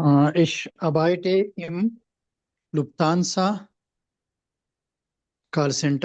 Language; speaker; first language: German; non-native, learner; Urdu